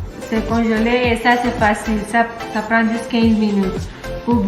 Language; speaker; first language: French; non-native, learner; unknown